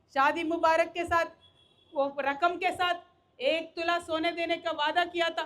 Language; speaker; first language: Hindi; non-native, local second language; Telugu